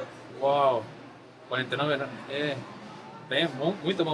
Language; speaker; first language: Portuguese; non-native, learner; Spanish